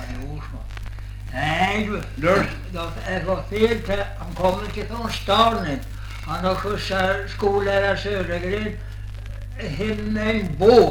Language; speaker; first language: Swedish; native; Swedish